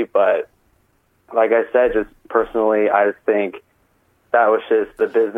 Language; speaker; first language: English; native; English